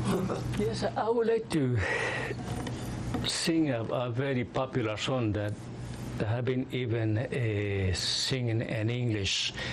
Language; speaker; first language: English; non-native, fluent; Spanish